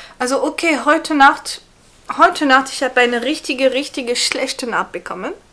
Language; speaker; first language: German; non-native, fluent; French